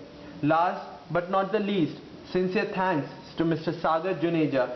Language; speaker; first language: English; non-native, local second language; Bangla